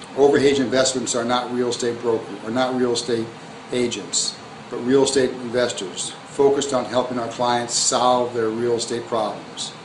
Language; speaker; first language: English; native; English